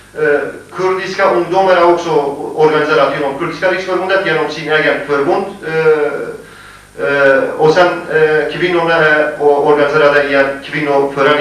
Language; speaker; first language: Swedish; non-native, fluent; Kurdish